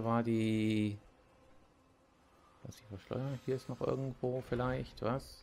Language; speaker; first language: German; native; German